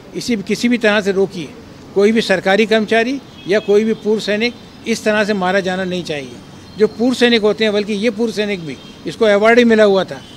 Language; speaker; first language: Hindi; native; Hindi